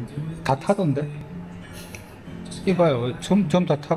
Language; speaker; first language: Korean; native; Korean